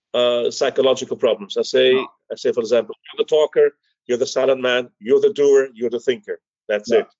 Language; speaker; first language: English; early bilingual, other home language; Dutch